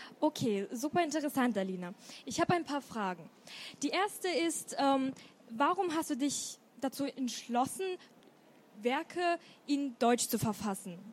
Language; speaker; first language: German; native; German